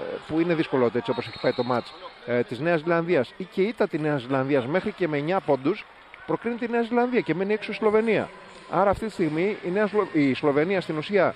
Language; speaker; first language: Greek; native; Greek